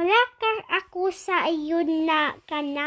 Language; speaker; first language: Cebuano; early bilingual, heritage; English